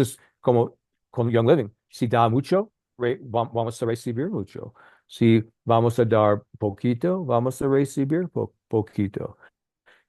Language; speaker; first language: Spanish; non-native, learner; English